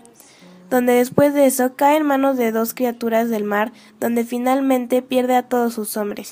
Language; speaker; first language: Spanish; native; Spanish